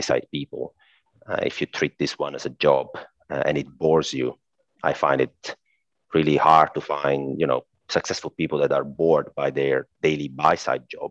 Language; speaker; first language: English; non-native, fluent; Italian